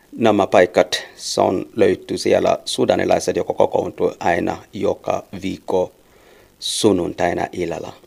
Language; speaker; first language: Finnish; non-native, learner; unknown